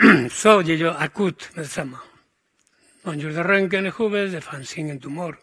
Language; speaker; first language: Swedish; non-native, fluent; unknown